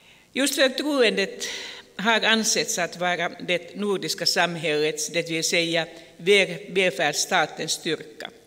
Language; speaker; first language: Swedish; non-native, fluent; Finnish